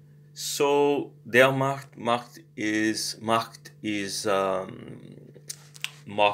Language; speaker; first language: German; non-native, learner; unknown